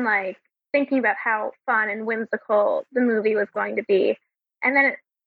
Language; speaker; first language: English; native; English